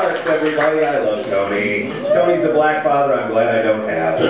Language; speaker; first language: English; native; English